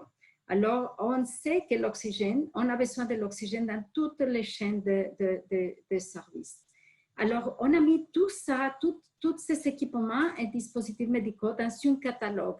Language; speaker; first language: French; non-native, fluent; Spanish